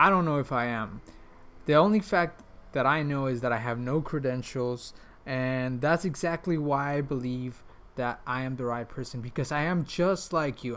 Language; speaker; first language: English; non-native, fluent; Spanish